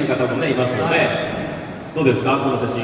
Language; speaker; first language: Japanese; native; Japanese